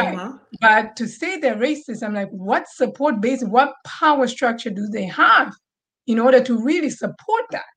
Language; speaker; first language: English; non-native, local second language; Swahili